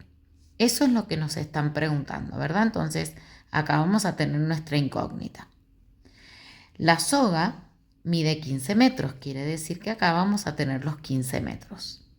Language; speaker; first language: Spanish; native; Spanish